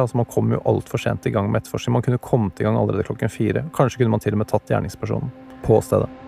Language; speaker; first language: Norwegian; native; Norwegian